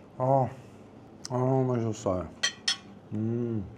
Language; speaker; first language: Korean; non-native, learner; Italian